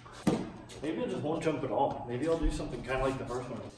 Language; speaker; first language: English; native; English